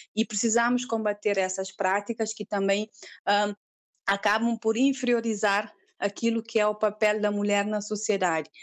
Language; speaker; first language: Portuguese; non-native, local second language; Kabuverdianu